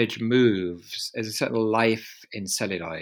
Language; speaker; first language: English; native; English